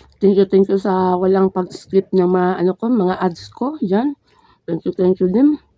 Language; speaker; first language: Filipino; non-native, local second language; Cebuano